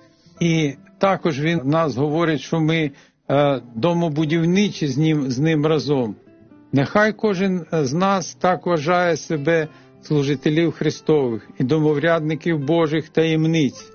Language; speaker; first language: Ukrainian; native; Ukrainian